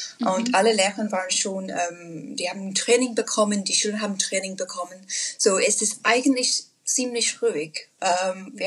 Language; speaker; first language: German; non-native, learner; English